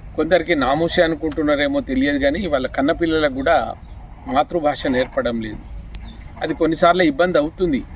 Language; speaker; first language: Telugu; non-native, local second language; Lambadi